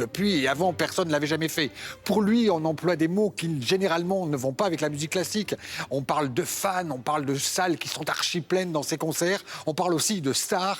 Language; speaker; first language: French; native; French